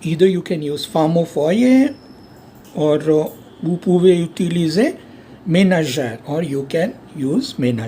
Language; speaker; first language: French; non-native, learner; Hindi